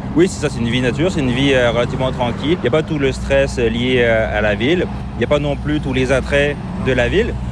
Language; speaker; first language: French; native; French